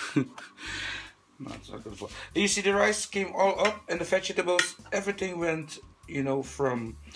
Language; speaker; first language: English; non-native, fluent; Dutch